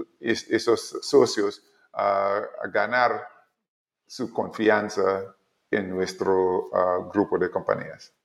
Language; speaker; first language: Spanish; non-native, learner; English